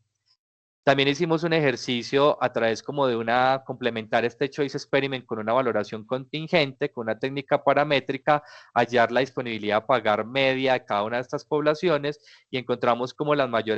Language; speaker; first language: Spanish; native; Spanish